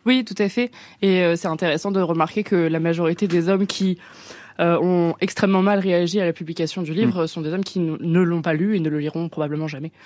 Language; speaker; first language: French; native; French